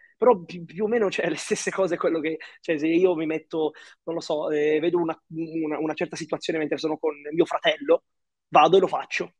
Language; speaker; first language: Italian; early bilingual, other home language; Arabic